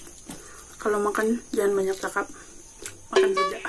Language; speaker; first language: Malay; non-native, local second language; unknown